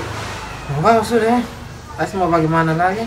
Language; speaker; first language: Indonesian; native; Indonesian